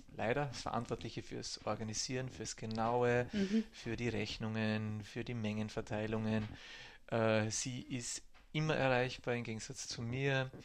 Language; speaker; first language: German; native; German